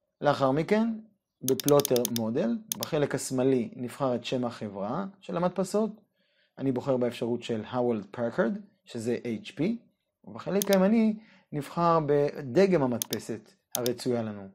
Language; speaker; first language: Hebrew; native; Hebrew